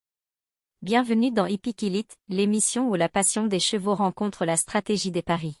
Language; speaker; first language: French; native; French